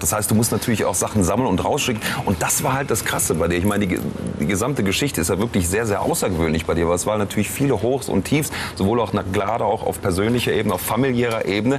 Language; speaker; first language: German; native; German